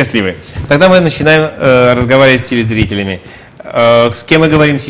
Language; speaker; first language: Russian; native; Russian